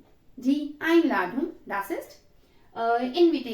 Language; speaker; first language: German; non-native, learner; Hindi